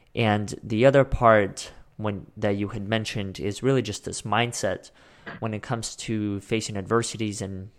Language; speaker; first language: English; early bilingual, other home language; Russian